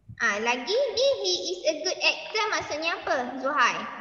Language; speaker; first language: English; non-native, local second language; Malay